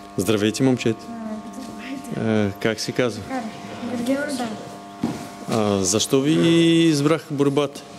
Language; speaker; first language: Bulgarian; non-native, learner; Russian